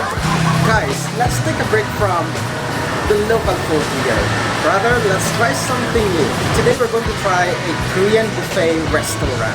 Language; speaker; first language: English; non-native, local second language; Filipino